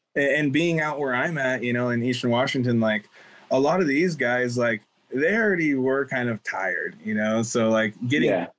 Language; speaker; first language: English; native; English